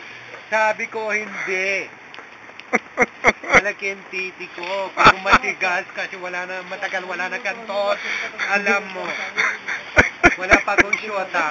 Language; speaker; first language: Filipino; non-native, learner; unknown